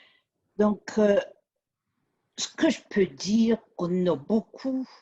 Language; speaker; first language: French; native; French